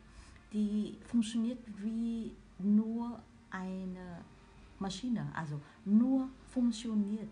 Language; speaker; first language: German; non-native, learner; Vietnamese